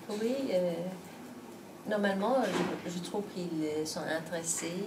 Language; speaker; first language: French; non-native, fluent; Danish